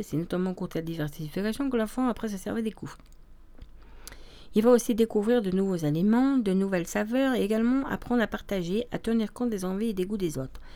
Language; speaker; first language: French; native; French